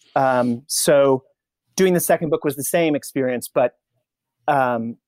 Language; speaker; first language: English; native; English